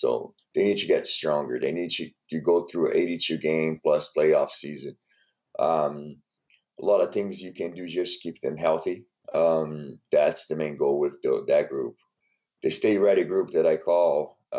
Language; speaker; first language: English; non-native, fluent; Portuguese